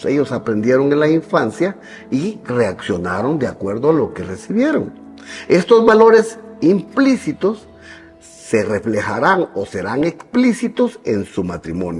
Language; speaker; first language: Spanish; native; Spanish